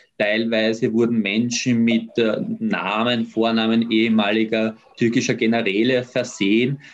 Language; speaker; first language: German; native; German